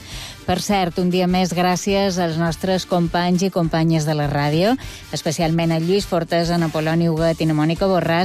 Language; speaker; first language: Catalan; native; Catalan